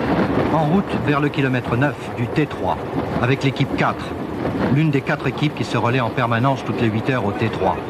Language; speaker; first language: French; native; French